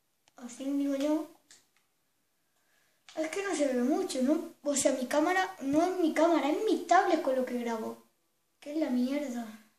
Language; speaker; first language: Spanish; native; Spanish